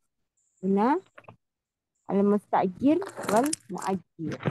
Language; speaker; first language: Arabic; non-native, fluent; Indonesian